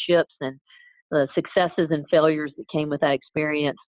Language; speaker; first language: English; native; English